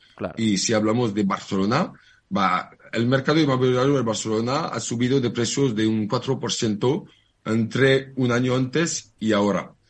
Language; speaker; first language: Spanish; non-native, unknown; French